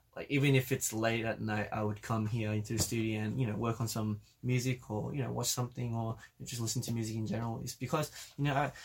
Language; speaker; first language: English; early bilingual, other home language; Korean